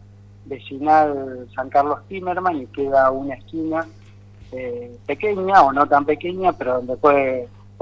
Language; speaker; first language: Spanish; native; Spanish